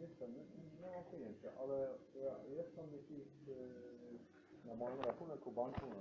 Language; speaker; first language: Polish; non-native, learner; Serbian